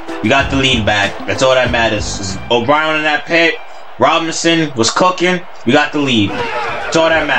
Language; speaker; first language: English; native; English